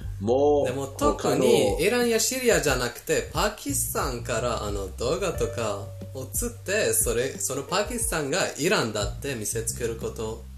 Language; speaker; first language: Japanese; non-native, fluent; Persian